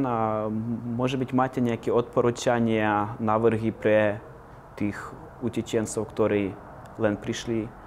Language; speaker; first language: Slovak; non-native, fluent; Ukrainian